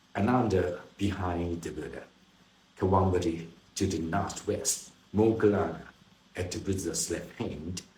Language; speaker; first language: English; non-native, learner; Thai